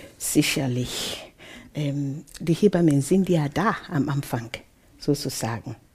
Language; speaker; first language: German; non-native, fluent; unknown